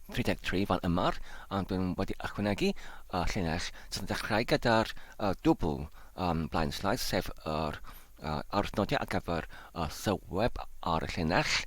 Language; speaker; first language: Welsh; non-native, learner; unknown